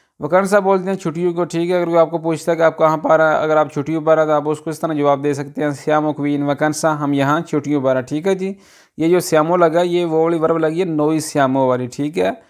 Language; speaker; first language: Urdu; non-native, local second language; Punjabi